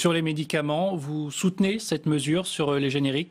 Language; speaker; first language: French; native; French